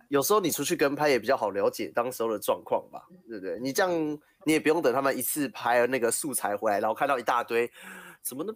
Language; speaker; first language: Chinese; native; Chinese